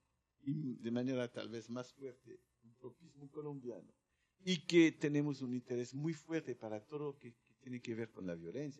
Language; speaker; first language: Spanish; non-native, learner; French